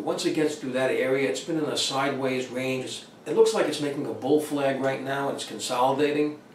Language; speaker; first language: English; native; English